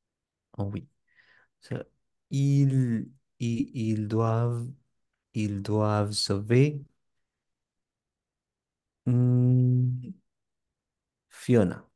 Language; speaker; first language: French; non-native, learner; English